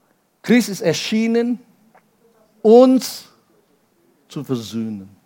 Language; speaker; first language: German; non-native, fluent; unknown